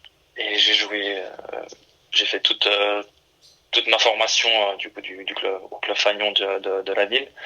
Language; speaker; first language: French; early bilingual, other home language; Portuguese